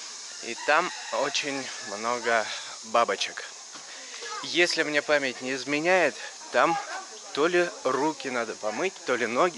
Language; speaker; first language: Russian; native; Russian